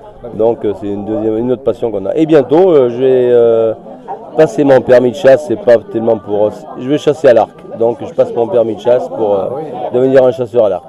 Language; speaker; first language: French; native; French